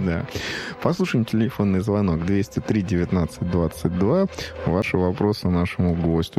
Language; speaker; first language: Russian; native; Russian